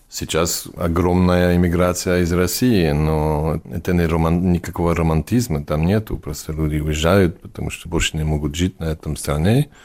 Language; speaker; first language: Russian; non-native, fluent; English